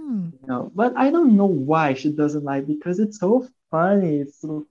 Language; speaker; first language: English; non-native, fluent; Portuguese